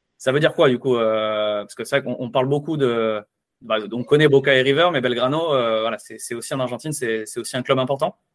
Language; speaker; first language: French; native; French